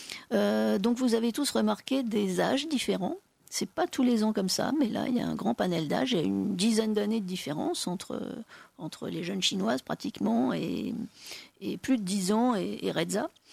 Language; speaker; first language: French; native; French